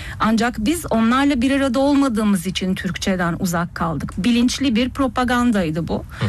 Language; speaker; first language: Turkish; early bilingual, heritage; Turkish